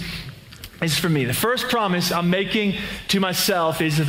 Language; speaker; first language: English; native; English